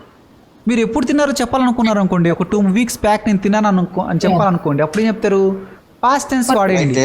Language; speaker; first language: Telugu; native; Telugu